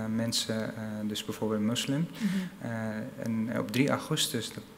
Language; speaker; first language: Dutch; non-native, fluent; Arabic